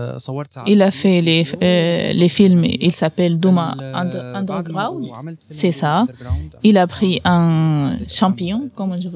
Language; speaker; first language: French; non-native, learner; Arabic